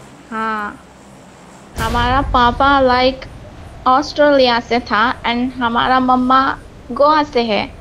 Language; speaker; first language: Hindi; non-native, learner; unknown